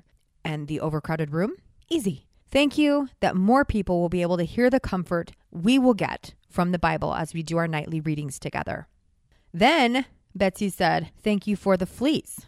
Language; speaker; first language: English; native; English